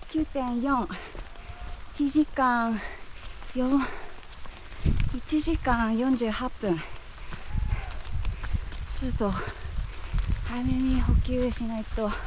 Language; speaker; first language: Japanese; native; Japanese